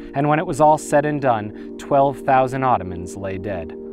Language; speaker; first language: English; native; English